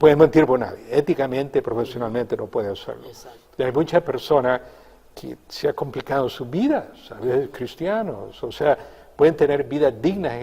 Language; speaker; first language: Spanish; native; Spanish